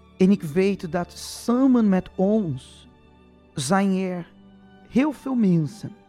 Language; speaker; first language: Dutch; non-native, fluent; Portuguese